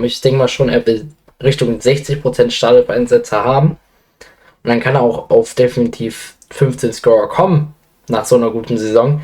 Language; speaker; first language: German; native; German